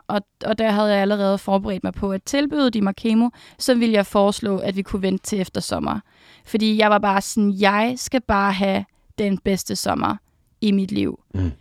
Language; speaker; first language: Danish; native; Danish